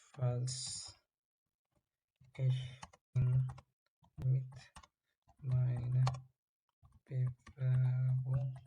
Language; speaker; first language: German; non-native, learner; Tigrinya